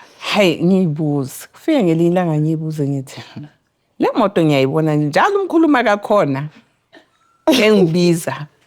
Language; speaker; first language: Zulu; native; Zulu